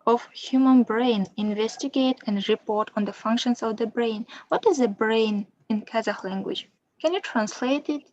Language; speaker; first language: English; non-native, fluent; Kazakh